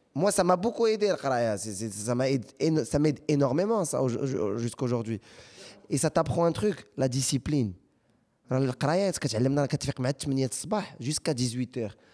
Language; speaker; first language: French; non-native, local second language; Arabic